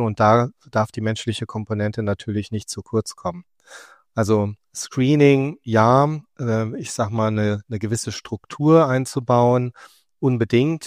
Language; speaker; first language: German; native; German